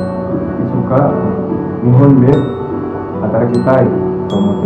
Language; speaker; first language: Japanese; non-native, learner; Indonesian